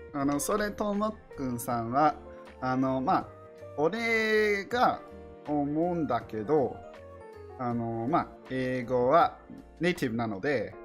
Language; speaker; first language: Japanese; non-native, learner; English